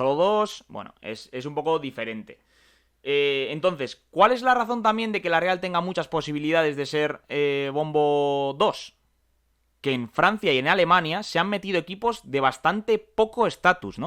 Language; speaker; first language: Spanish; native; Spanish